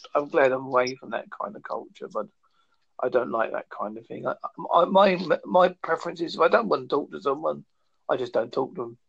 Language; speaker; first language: English; native; English